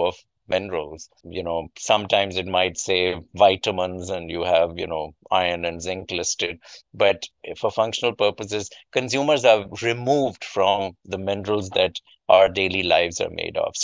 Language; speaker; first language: English; non-native, local second language; Urdu